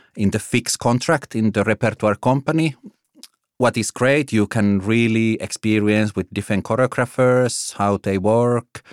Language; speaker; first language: English; non-native, fluent; Finnish